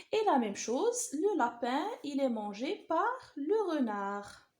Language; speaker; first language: French; non-native, local second language; Arabic